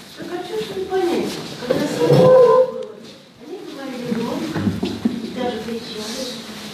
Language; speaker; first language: Russian; native; Russian